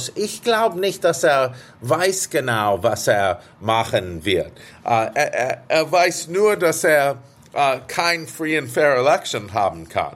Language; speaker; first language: German; non-native, fluent; English